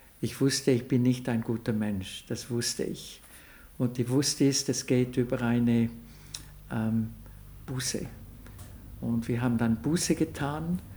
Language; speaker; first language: German; non-native, local second language; French